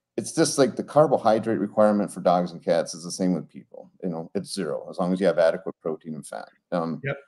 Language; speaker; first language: English; native; English